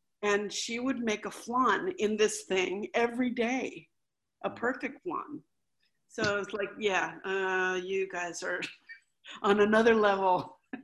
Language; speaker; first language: English; early bilingual, other home language; Spanish